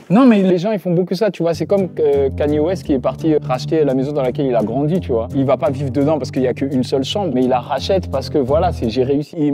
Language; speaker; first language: French; native; French